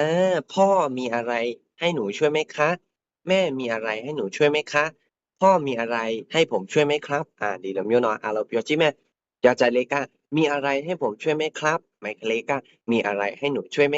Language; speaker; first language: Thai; non-native, fluent; Burmese